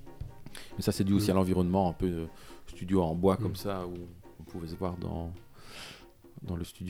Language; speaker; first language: French; native; French